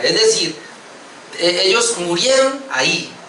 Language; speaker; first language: Spanish; native; Spanish